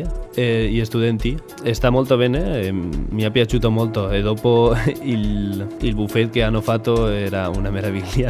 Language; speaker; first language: Italian; non-native, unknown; Spanish